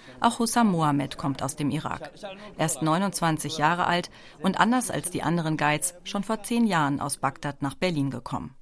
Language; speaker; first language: German; native; German